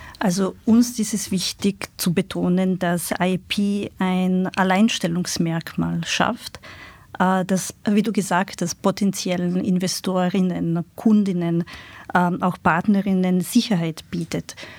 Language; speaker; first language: German; non-native, fluent; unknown